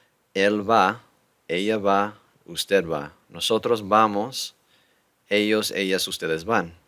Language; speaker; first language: Spanish; non-native, fluent; English